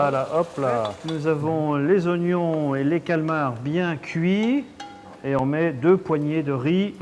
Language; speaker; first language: French; native; French